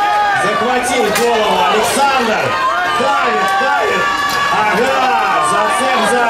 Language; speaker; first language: Russian; native; Russian